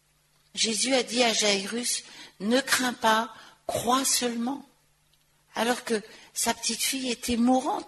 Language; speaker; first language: French; native; French